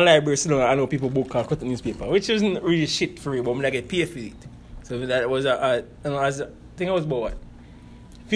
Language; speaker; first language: English; non-native, local second language; Jamaican Creole English